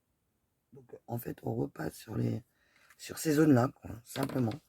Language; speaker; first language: French; native; French